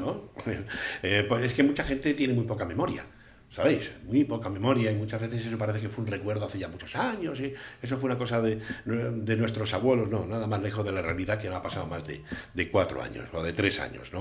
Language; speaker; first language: Spanish; native; Spanish